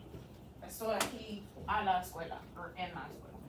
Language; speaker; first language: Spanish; non-native, fluent; English